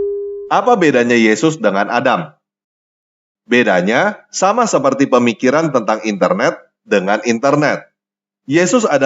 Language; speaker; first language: Indonesian; native; Indonesian